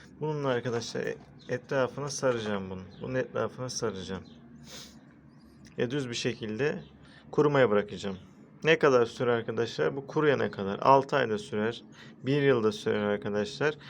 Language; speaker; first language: Turkish; native; Turkish